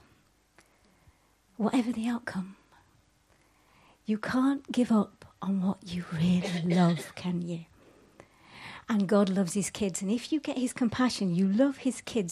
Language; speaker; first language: English; native; English